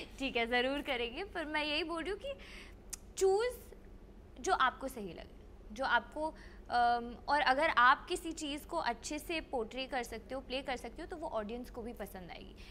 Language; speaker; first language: Hindi; non-native, local second language; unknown